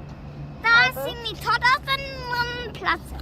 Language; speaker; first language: Romanian; early bilingual, heritage; Romanian